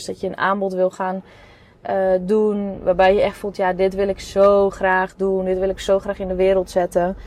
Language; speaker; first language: Dutch; native; Dutch